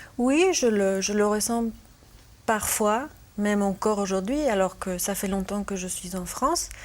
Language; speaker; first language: French; non-native, fluent; Spanish